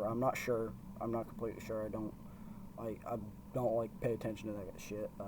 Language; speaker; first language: English; native; English